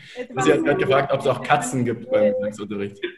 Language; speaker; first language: German; native; German